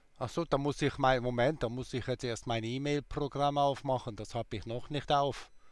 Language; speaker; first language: German; native; German